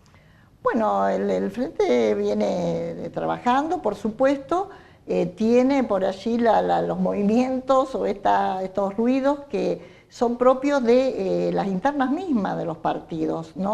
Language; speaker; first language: Spanish; native; Spanish